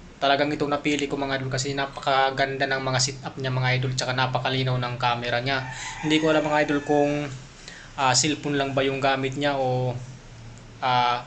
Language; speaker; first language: Filipino; non-native, local second language; Bikol